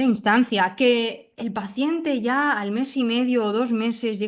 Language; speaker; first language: Spanish; native; Spanish